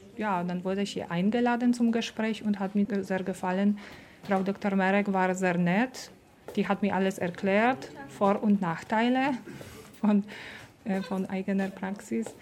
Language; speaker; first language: German; non-native, fluent; Polish